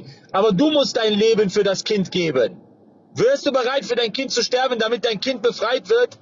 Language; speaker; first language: German; non-native, learner; Central Kurdish